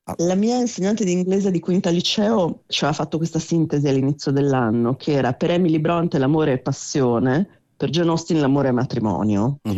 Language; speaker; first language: Italian; native; Italian